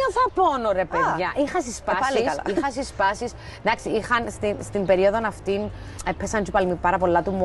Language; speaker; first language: Greek; native; Greek